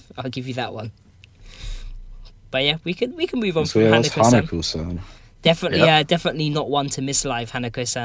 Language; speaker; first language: English; native; English